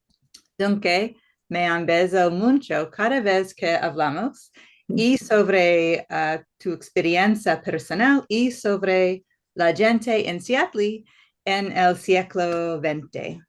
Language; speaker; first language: Spanish; non-native, learner; English